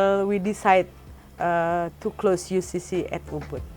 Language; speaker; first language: English; non-native, learner; Indonesian